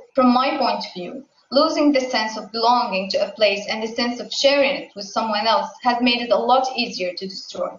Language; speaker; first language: English; non-native, fluent; Arabic